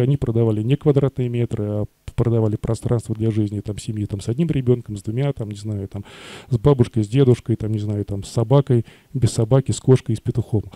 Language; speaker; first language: Russian; native; Russian